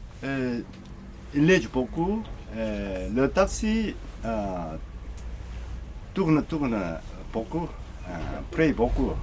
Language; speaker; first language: French; non-native, learner; Korean